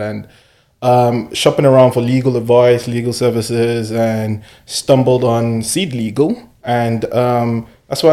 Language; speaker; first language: English; non-native, local second language; Yoruba